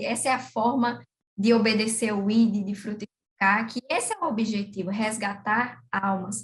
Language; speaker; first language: Portuguese; native; Portuguese